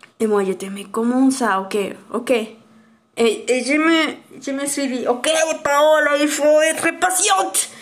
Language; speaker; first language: French; non-native, learner; Spanish